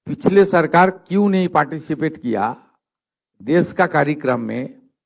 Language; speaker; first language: Hindi; non-native, local second language; Bangla